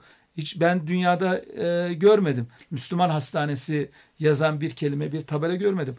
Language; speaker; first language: Turkish; native; Turkish